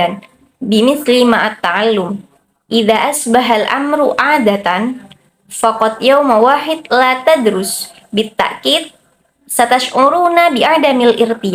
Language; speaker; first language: Arabic; non-native, learner; Indonesian